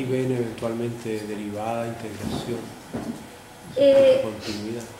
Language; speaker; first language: Spanish; native; Spanish